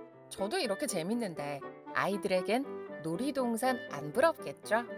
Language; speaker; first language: Korean; native; Korean